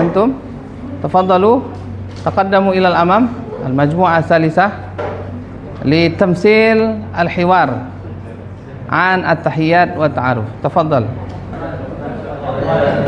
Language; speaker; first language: Arabic; non-native, learner; Indonesian